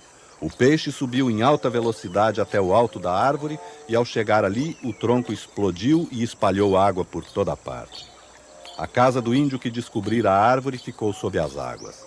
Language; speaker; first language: Portuguese; native; Portuguese